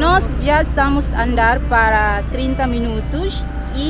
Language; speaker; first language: Portuguese; non-native, local second language; Tetum